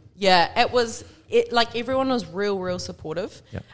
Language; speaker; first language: English; native; English